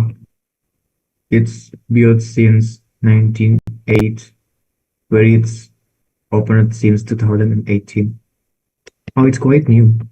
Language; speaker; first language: English; non-native, learner; Indonesian